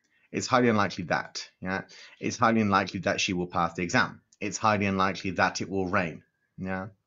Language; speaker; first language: English; native; English